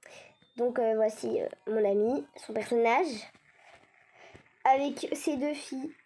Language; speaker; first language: French; native; French